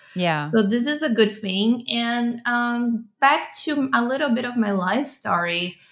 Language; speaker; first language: English; non-native, fluent; Portuguese